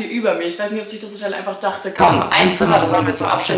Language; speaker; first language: German; native; German